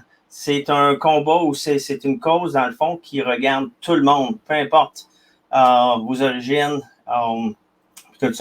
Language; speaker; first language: French; native; French